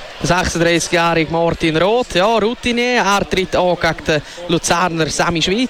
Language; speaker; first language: German; native; German